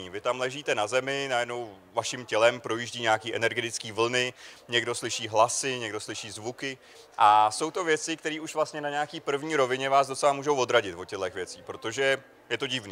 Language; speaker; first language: Czech; native; Czech